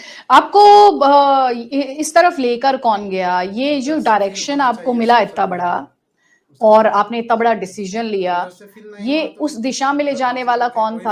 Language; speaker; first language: Hindi; native; Hindi